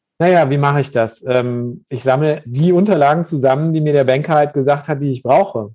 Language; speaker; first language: German; native; German